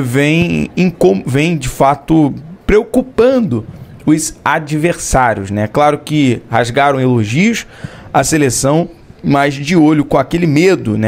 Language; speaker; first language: Portuguese; native; Portuguese